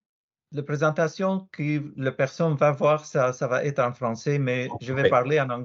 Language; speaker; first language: French; non-native, learner; Arabic